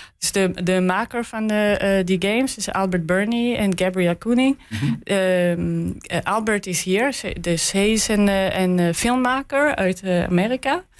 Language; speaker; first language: Dutch; non-native, learner; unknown